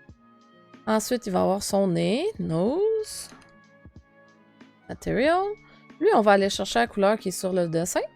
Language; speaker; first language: French; native; French